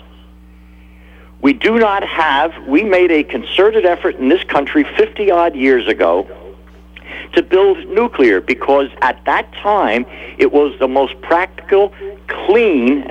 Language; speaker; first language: English; native; English